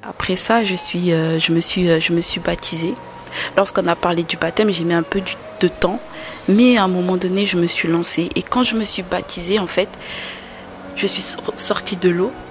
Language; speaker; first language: French; early bilingual, other home language; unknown